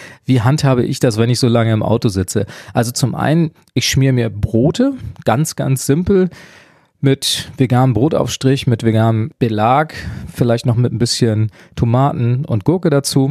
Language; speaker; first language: German; native; German